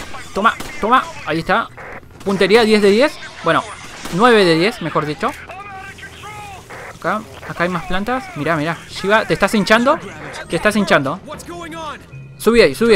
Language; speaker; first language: Spanish; native; Spanish